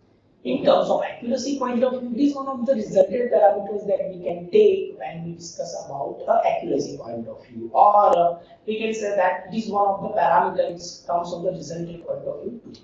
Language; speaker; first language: English; non-native, local second language; Gujarati